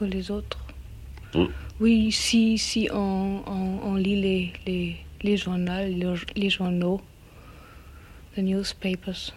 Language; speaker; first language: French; non-native, learner; German